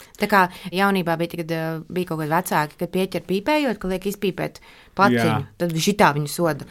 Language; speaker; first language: Latvian; native; Latvian